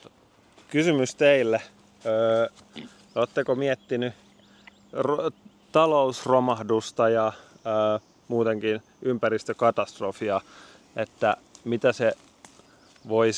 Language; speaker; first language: Finnish; native; Finnish